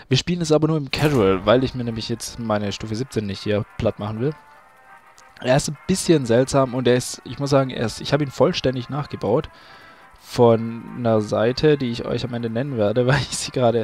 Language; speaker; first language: German; native; German